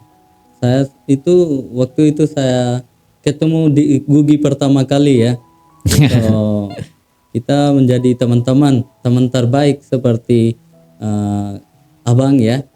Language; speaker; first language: Indonesian; non-native, learner; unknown